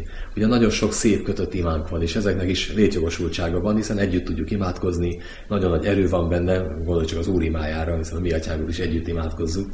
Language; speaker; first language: Hungarian; native; Hungarian